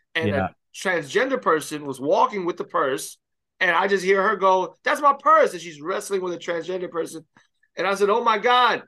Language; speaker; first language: English; native; English